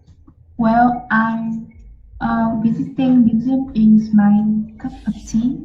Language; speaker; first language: English; non-native, learner; Vietnamese